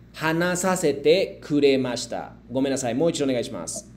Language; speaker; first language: Japanese; native; Japanese